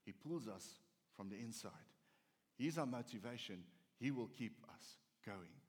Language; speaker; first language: English; non-native, local second language; Afrikaans